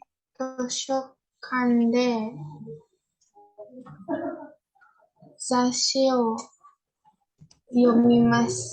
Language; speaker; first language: Japanese; non-native, learner; Indonesian